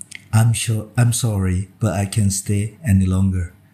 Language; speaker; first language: English; non-native, fluent; Indonesian